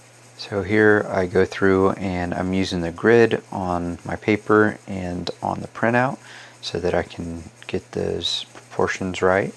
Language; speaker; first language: English; native; English